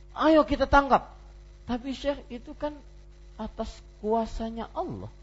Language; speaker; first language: Indonesian; native; Indonesian